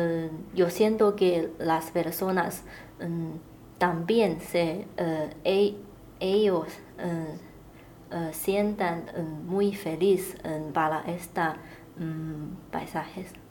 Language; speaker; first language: Spanish; non-native, learner; Chinese